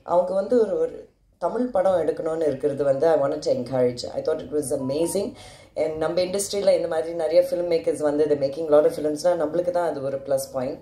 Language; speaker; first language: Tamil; early bilingual, heritage; Tamil